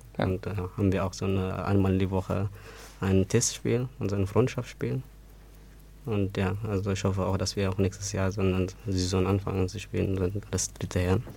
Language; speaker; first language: German; non-native, learner; Tigrinya